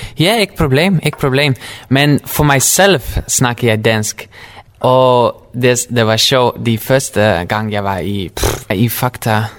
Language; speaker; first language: Danish; non-native, learner; Dutch